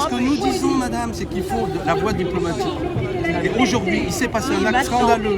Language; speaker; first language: French; native; French